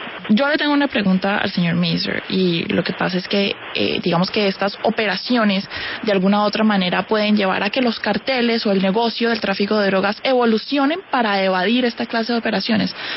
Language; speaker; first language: Spanish; native; Spanish